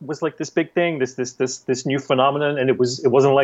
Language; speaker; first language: English; native; English